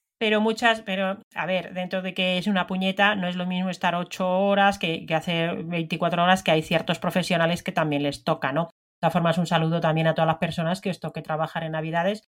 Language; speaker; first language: Spanish; non-native, fluent; Finnish